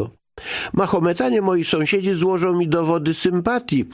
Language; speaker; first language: Polish; native; Polish